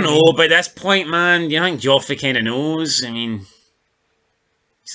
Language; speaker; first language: English; native; English